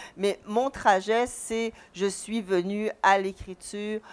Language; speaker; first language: French; native; French